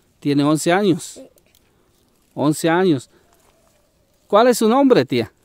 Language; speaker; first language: Spanish; native; Spanish